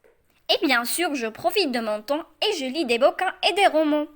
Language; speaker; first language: French; non-native, local second language; Arabic